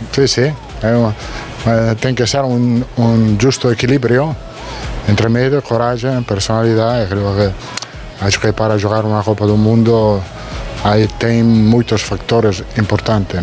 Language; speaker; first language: Portuguese; non-native, learner; Italian